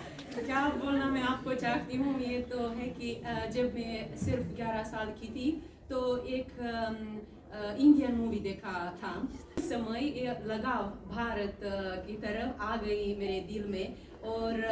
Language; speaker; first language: Hindi; non-native, learner; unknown